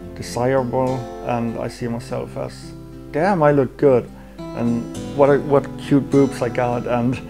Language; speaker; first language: English; non-native, fluent; Danish